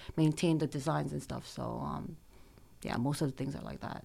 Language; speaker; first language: English; early bilingual, other home language; Korean